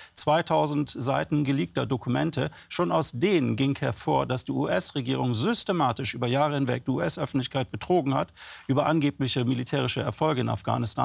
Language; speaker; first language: German; native; German